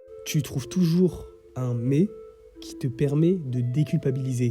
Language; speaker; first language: French; native; French